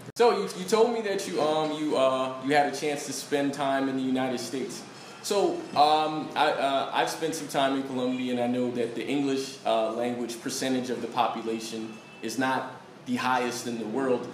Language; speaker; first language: English; native; English